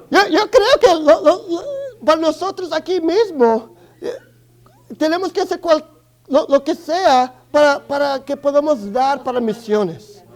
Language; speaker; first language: Spanish; early bilingual, other home language; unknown